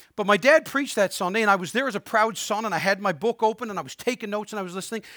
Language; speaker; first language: English; native; English